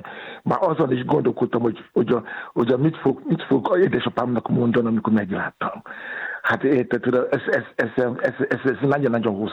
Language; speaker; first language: Hungarian; non-native, learner; Yoruba